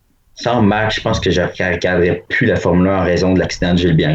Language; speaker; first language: French; native; French